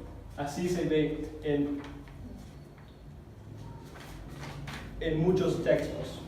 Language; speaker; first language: Spanish; non-native, fluent; English